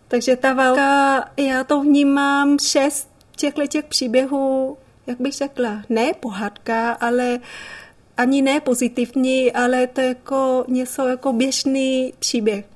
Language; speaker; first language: Czech; non-native, fluent; Vietnamese